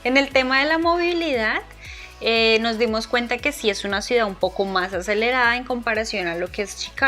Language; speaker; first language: Spanish; native; Spanish